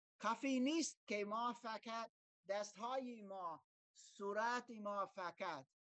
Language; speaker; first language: Persian; non-native, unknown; German